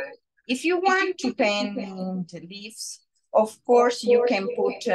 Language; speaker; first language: English; non-native, learner; Spanish